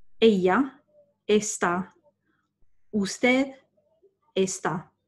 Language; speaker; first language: Spanish; non-native, fluent; English